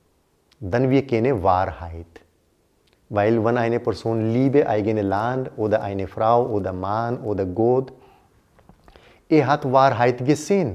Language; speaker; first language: German; non-native, learner; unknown